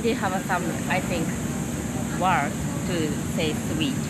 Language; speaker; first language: English; non-native, learner; Japanese